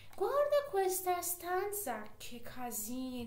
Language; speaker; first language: Italian; non-native, fluent; Persian